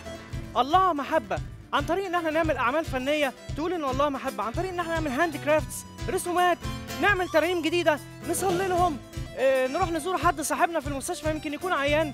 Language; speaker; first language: Arabic; native; Arabic